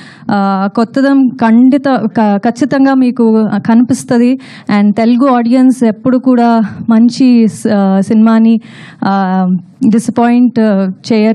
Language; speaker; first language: Telugu; non-native, fluent; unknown